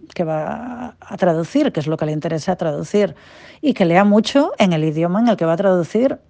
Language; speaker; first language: Spanish; native; Spanish